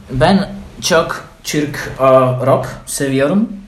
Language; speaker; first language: Turkish; non-native, learner; Polish